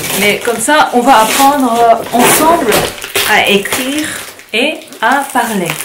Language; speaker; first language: French; non-native, fluent; Korean